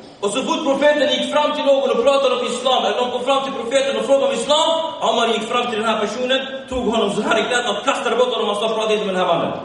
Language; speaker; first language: Swedish; early bilingual, other home language; Arabic